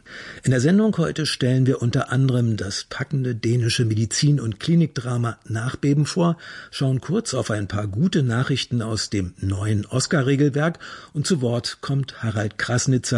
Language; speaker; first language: German; native; German